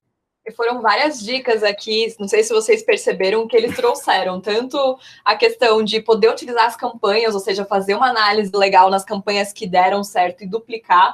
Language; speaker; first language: Portuguese; native; Portuguese